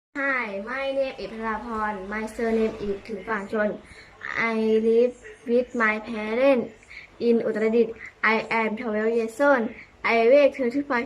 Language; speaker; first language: English; non-native, learner; Thai